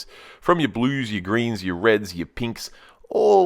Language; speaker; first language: English; native; English